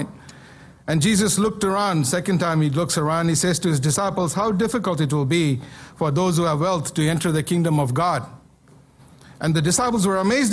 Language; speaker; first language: English; non-native, local second language; Malayalam